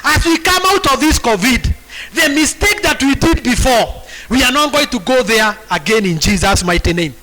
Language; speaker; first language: English; non-native, local second language; Swahili